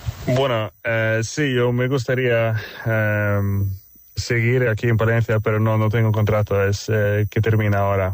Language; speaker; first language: Spanish; non-native, fluent; Swedish